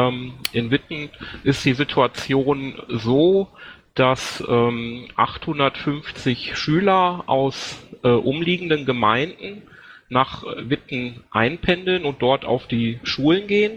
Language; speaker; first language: German; native; German